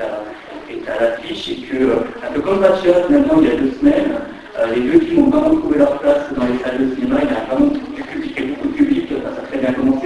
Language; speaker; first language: French; native; French